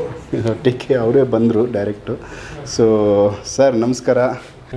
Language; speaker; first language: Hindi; non-native, local second language; Kannada